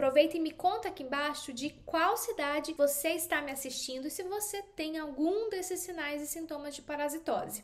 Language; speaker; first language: Portuguese; native; Portuguese